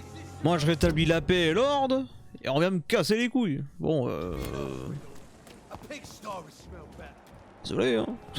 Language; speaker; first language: French; native; French